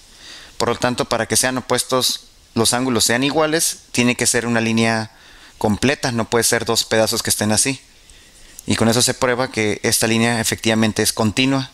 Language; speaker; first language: Spanish; native; Spanish